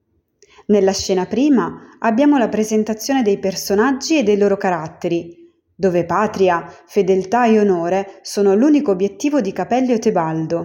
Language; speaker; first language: Italian; native; Italian